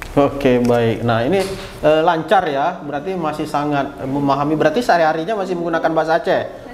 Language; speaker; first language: Indonesian; non-native, local second language; Achinese